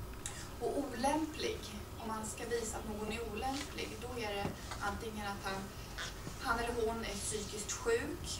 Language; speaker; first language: Swedish; native; Swedish